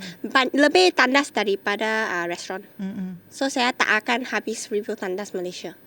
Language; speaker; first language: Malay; non-native, local second language; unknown